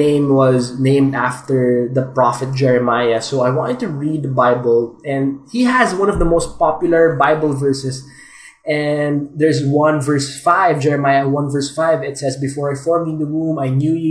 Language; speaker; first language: English; non-native, local second language; Filipino